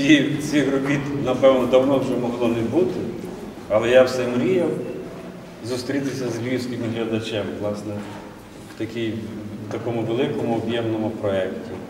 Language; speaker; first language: Ukrainian; native; Ukrainian